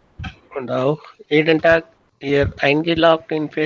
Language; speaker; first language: German; non-native, learner; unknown